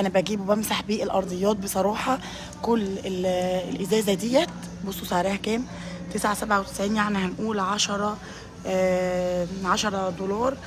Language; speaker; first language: Arabic; native; Arabic